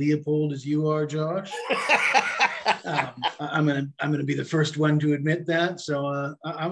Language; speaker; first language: English; native; English